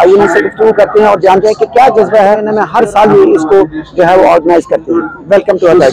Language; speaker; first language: Urdu; native; Urdu